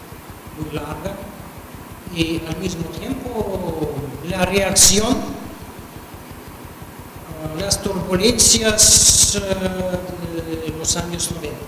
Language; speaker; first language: Spanish; non-native, fluent; Russian